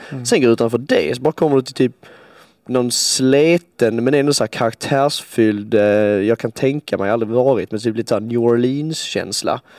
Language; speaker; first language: Swedish; native; Swedish